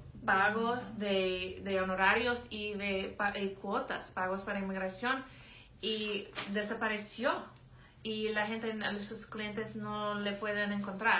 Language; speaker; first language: Spanish; non-native, fluent; English